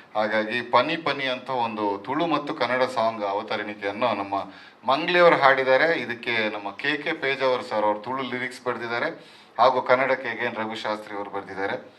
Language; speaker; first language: Kannada; non-native, local second language; Tulu